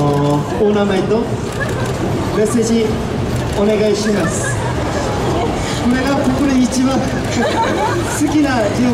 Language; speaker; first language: Japanese; non-native, learner; Korean